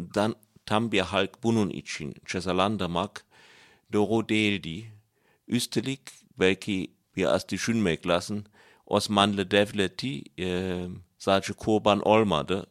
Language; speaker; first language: Turkish; non-native, learner; German